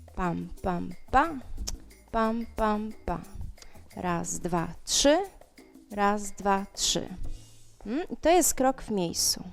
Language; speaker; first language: Polish; non-native, fluent; Spanish